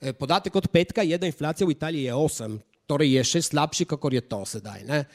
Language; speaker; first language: Slovenian; native; Slovenian